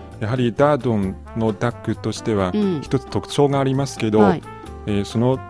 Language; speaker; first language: Japanese; non-native, fluent; Chinese